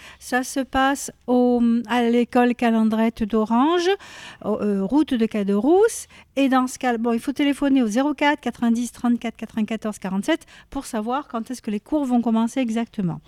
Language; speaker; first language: French; native; French